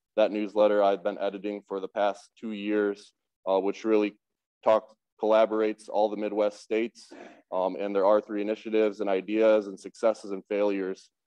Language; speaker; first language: English; native; English